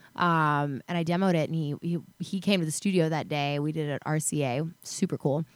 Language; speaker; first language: English; native; English